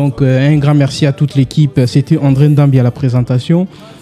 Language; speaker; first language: French; non-native, local second language; Lingala